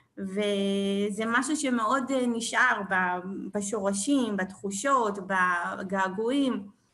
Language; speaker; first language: Hebrew; early bilingual, other home language; French